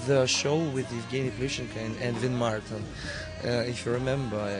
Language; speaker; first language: English; non-native, learner; Russian